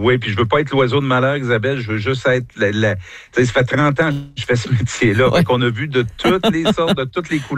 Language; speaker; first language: French; native; French